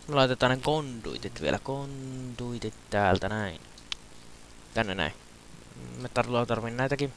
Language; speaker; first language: Finnish; native; Finnish